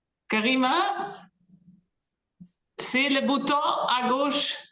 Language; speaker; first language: French; non-native, fluent; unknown